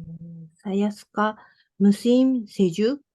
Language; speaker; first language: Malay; non-native, learner; Japanese